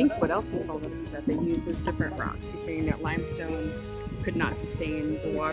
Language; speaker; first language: English; native; English